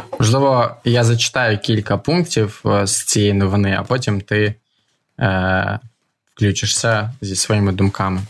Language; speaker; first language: Ukrainian; non-native, local second language; Russian